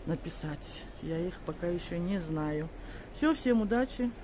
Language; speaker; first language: Russian; non-native, local second language; Kazakh